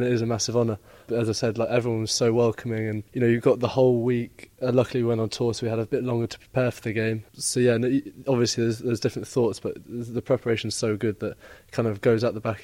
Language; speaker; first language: English; native; English